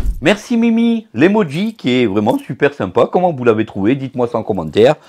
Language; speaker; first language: French; native; French